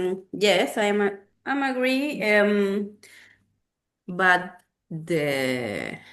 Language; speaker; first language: English; non-native, learner; Spanish